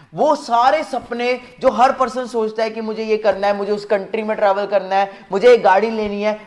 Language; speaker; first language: Hindi; native; Hindi